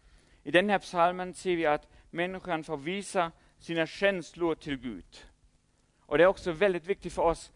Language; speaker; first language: Swedish; non-native, fluent; German